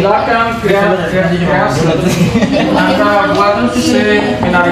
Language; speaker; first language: Indonesian; native; Indonesian